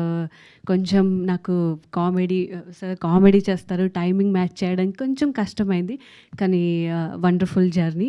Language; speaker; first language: Telugu; non-native, fluent; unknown